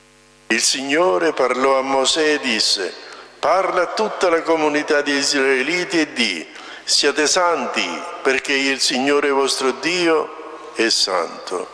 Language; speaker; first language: Italian; native; Italian